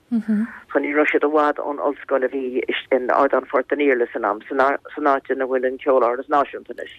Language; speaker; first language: Irish; native; Irish